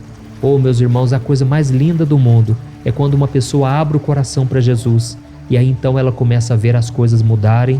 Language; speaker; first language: Portuguese; native; Portuguese